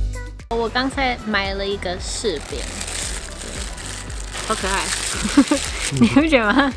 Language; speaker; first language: Chinese; non-native, fluent; English